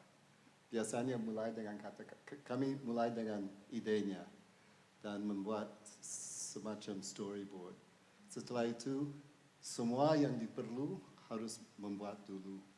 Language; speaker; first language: Indonesian; non-native, fluent; English